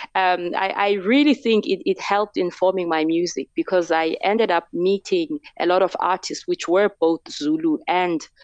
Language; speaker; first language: English; non-native, local second language; Xhosa